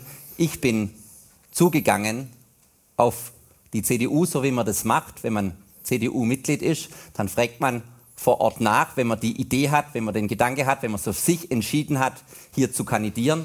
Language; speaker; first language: German; native; German